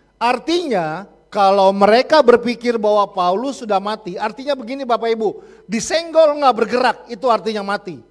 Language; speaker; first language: Indonesian; native; Indonesian